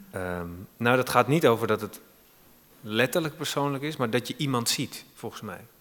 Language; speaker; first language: Dutch; native; Dutch